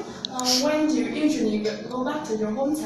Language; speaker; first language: English; non-native, learner; Vietnamese